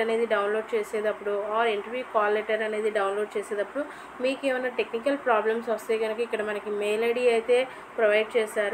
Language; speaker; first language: Telugu; native; Telugu